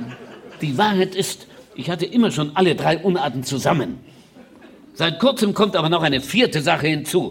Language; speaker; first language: German; native; German